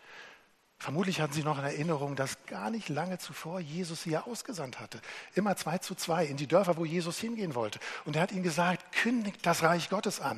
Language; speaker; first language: German; native; German